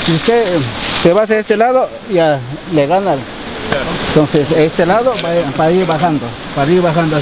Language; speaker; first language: Spanish; non-native, local second language; Quechua